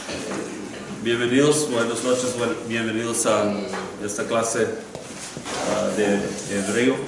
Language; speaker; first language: Spanish; non-native, learner; English